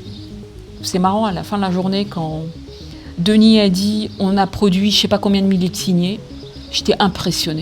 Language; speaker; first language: French; native; French